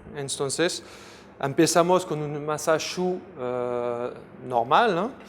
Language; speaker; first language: Spanish; non-native, fluent; French